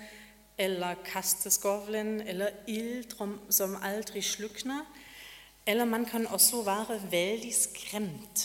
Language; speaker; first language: Norwegian; non-native, fluent; German